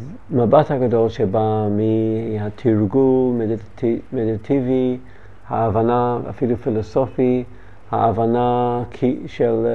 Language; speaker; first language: Hebrew; non-native, learner; English